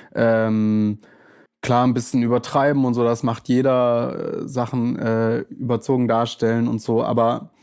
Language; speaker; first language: German; native; German